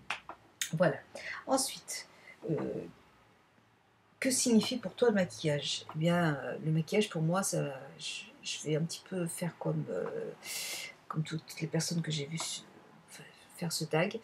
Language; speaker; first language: French; native; French